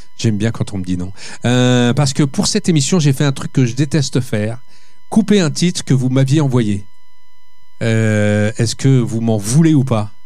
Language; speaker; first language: French; native; French